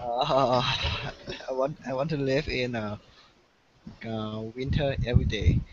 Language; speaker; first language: English; non-native, learner; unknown